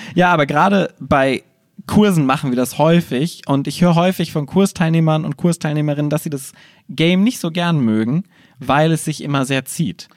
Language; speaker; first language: German; native; German